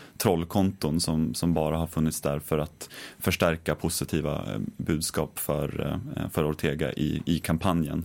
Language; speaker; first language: Swedish; native; Swedish